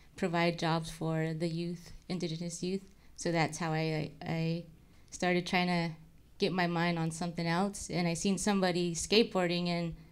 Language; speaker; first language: English; native; English